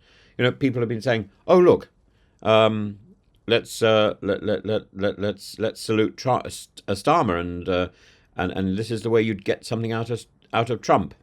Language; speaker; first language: English; native; English